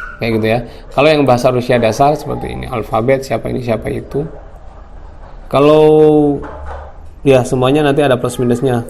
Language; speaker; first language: Indonesian; non-native, local second language; Javanese